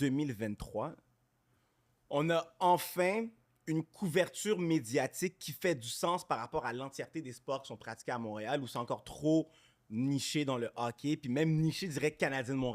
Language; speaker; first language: French; native; French